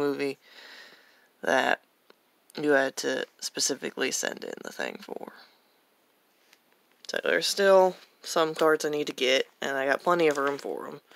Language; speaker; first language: English; native; English